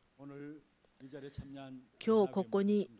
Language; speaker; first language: Japanese; non-native, fluent; Korean